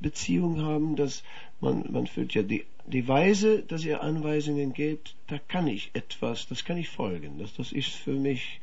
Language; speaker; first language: German; non-native, fluent; Dutch